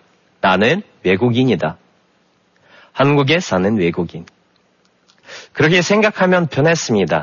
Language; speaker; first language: Korean; non-native, fluent; Russian